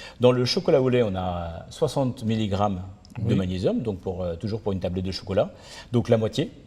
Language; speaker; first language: French; native; French